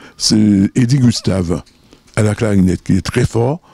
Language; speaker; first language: French; native; French